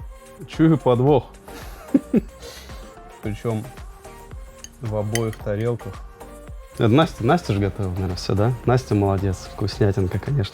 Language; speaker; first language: Russian; native; Russian